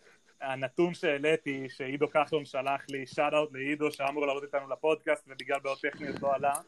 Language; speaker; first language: Hebrew; native; Hebrew